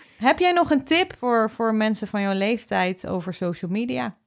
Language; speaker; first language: Dutch; native; Dutch